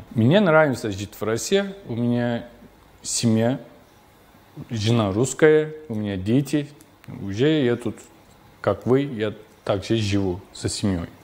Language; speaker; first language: Russian; non-native, learner; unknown